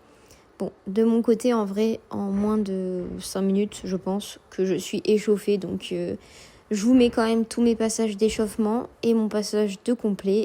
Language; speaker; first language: French; native; French